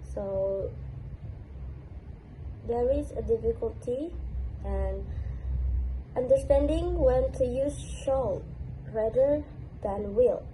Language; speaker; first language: English; non-native, learner; Indonesian